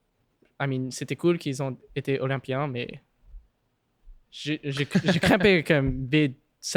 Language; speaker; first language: French; non-native, local second language; English